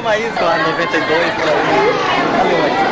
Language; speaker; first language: Portuguese; native; Portuguese